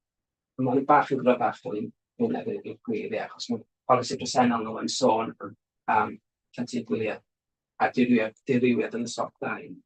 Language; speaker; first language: Welsh; native; Welsh